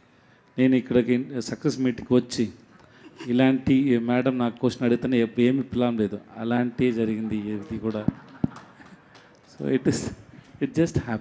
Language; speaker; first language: Telugu; non-native, learner; Tamil